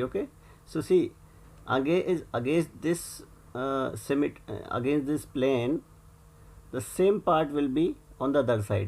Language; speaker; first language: English; non-native, local second language; Hindi